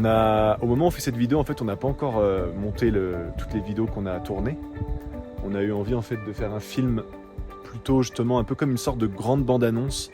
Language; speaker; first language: French; native; French